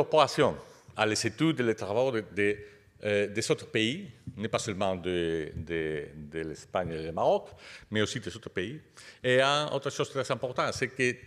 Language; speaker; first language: French; non-native, fluent; Spanish